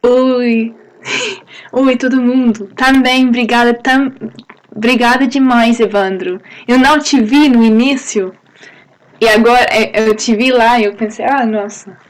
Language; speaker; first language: Portuguese; non-native, fluent; English